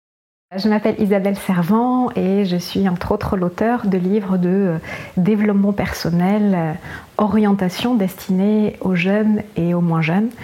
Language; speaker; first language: French; native; French